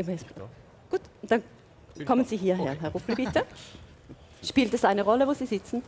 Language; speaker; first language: German; native; German